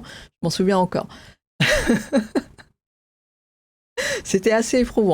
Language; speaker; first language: French; native; French